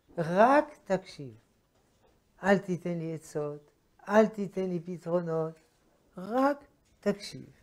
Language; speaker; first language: Hebrew; non-native, fluent; French